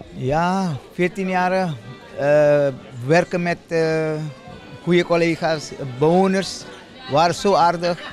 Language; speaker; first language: Dutch; non-native, learner; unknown